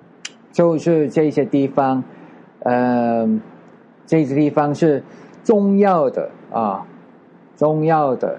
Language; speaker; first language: Chinese; non-native, learner; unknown